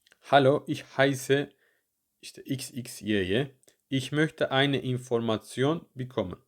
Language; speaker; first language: German; non-native, learner; Turkish